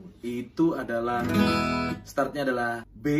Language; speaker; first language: Indonesian; native; Indonesian